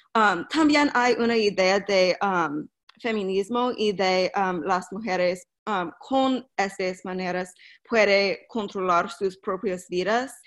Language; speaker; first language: Spanish; non-native, learner; English